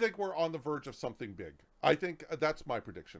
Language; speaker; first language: English; native; English